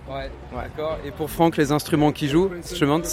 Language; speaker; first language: French; native; French